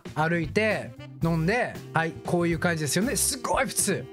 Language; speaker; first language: Japanese; non-native, fluent; English